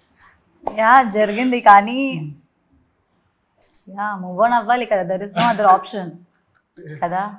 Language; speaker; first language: Telugu; non-native, learner; Malayalam